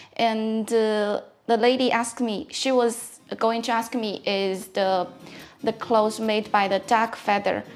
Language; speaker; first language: English; non-native, fluent; Chinese